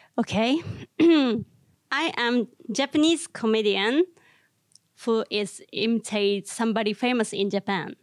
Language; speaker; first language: English; non-native, learner; Japanese